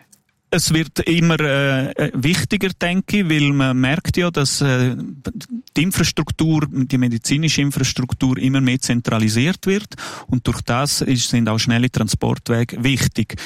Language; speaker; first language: German; native; German